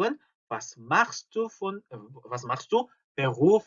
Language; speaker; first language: German; non-native, fluent; Korean